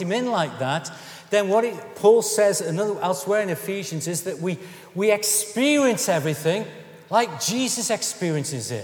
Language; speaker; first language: English; native; English